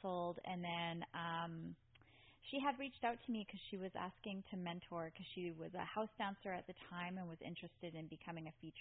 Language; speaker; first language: English; native; English